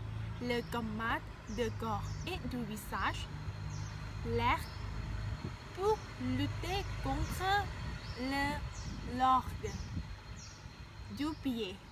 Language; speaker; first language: French; non-native, learner; Thai